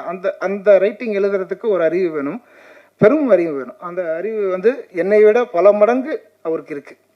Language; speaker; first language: Tamil; native; Tamil